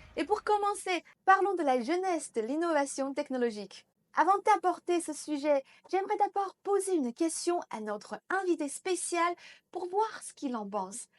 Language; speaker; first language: French; non-native, fluent; Chinese